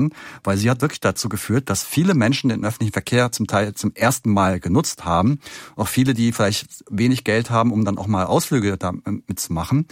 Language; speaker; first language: German; native; German